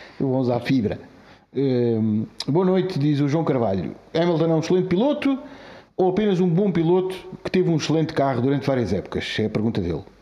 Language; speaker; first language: Portuguese; native; Portuguese